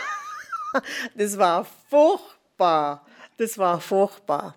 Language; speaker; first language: German; non-native, fluent; English